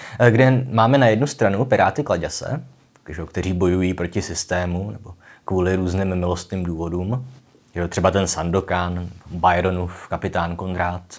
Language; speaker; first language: Czech; native; Czech